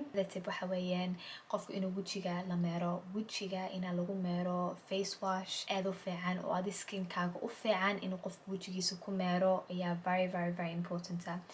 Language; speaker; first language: Somali; early bilingual, heritage; Somali